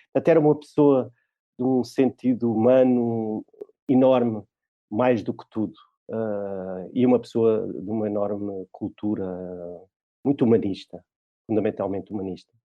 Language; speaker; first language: Portuguese; native; Portuguese